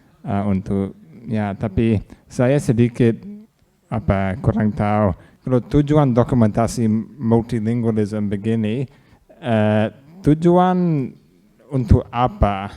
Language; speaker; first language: Indonesian; non-native, learner; English